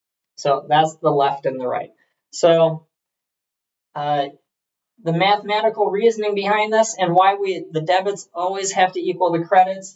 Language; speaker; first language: English; native; English